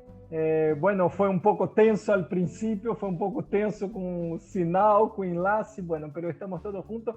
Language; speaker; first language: Spanish; non-native, fluent; Portuguese